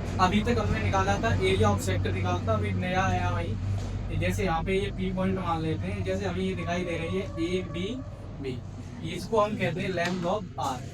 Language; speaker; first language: Hindi; native; Hindi